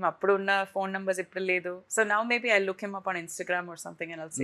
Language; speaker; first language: Telugu; non-native, fluent; Tamil